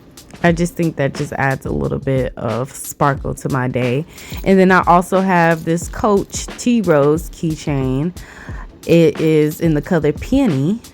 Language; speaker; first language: English; native; English